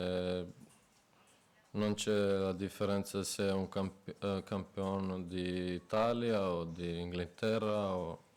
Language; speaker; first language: Italian; non-native, fluent; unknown